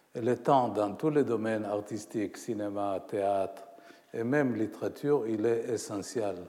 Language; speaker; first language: French; non-native, fluent; Hebrew